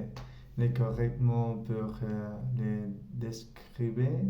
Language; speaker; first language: French; non-native, learner; Spanish